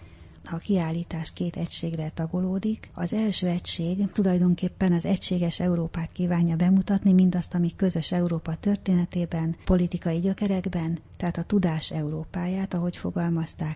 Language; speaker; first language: Hungarian; native; Hungarian